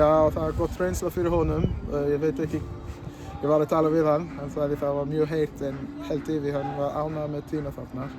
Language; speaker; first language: Icelandic; non-native, learner; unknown